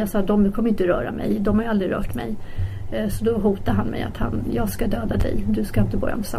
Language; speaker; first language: Swedish; early bilingual, other home language; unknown